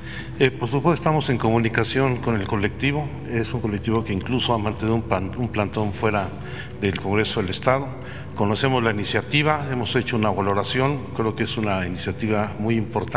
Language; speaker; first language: Spanish; native; Spanish